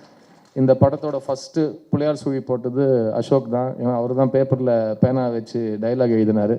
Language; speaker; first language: Tamil; native; Tamil